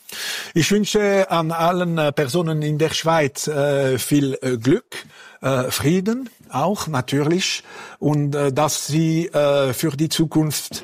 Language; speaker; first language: German; non-native, local second language; French